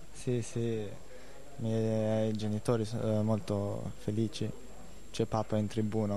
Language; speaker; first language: Italian; non-native, learner; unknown